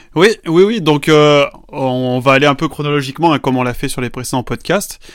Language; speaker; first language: French; native; French